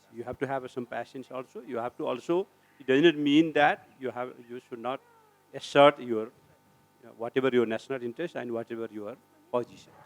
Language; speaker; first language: English; non-native, local second language; Nepali